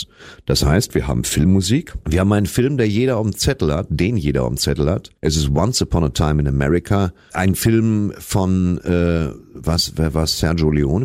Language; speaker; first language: German; native; German